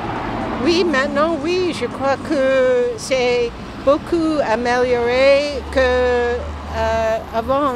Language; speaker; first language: French; non-native, fluent; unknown